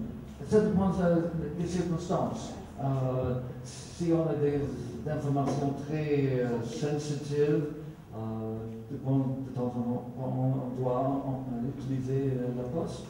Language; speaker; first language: French; non-native, fluent; Swedish